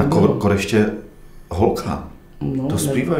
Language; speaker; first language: Czech; native; Czech